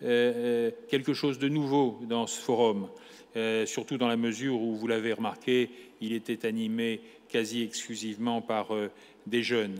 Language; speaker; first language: French; native; French